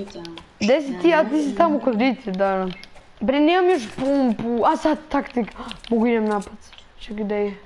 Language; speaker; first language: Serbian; early bilingual, heritage; Serbian